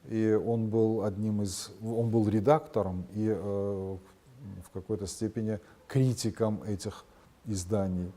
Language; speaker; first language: Russian; non-native, local second language; Ossetic